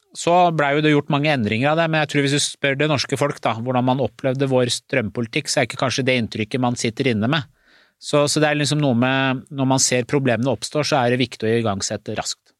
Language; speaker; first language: Norwegian; early bilingual, other home language; Persian